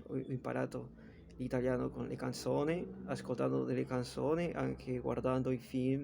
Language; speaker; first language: Italian; non-native, learner; Spanish